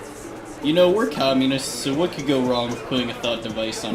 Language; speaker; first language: English; native; English